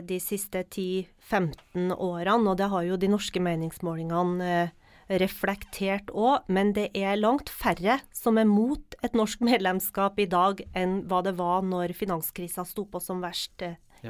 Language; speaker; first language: Norwegian; native; Norwegian